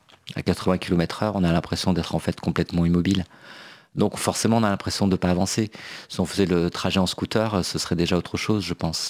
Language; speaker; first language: French; native; French